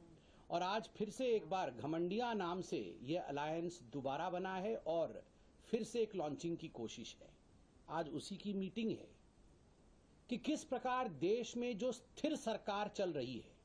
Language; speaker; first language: Hindi; native; Hindi